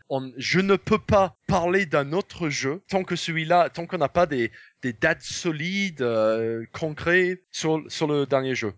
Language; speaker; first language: French; non-native, fluent; English